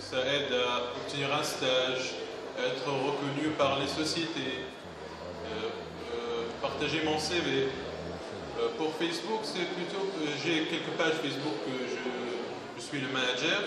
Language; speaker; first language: French; non-native, local second language; Arabic